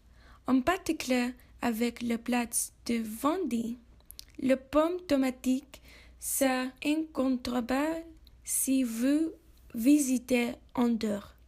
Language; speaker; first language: French; non-native, learner; English